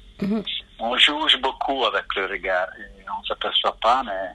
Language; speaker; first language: French; non-native, fluent; Italian